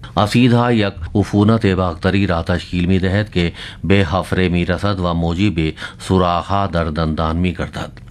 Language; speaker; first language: Persian; non-native, fluent; Urdu